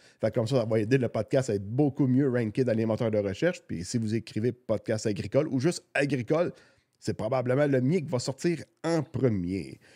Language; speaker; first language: French; native; French